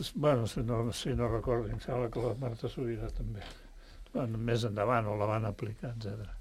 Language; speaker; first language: Catalan; native; Catalan